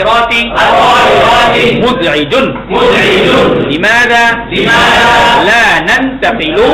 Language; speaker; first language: Arabic; non-native, fluent; Bangla